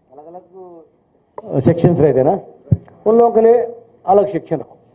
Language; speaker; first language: Hindi; non-native, local second language; Telugu